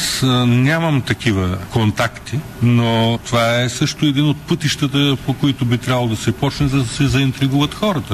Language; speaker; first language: Bulgarian; native; Bulgarian